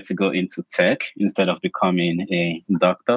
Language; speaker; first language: English; non-native, local second language; Igbo